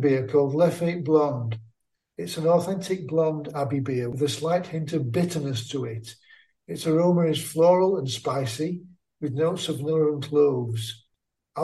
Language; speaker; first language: English; native; English